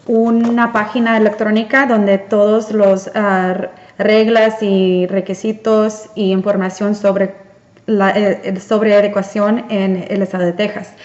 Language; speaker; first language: Spanish; early bilingual, heritage; Spanish